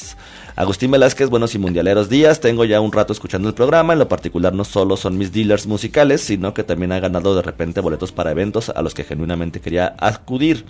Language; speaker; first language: Spanish; native; Spanish